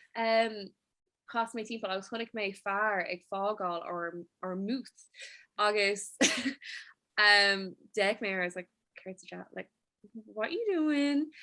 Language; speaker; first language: Irish; non-native, local second language; English